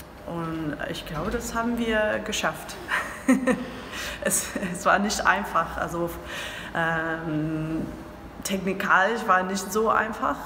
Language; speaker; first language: German; non-native, learner; English